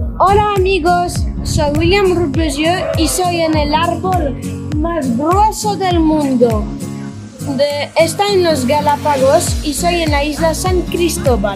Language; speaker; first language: Spanish; non-native, fluent; French